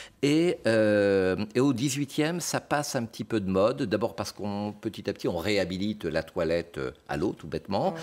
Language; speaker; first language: French; native; French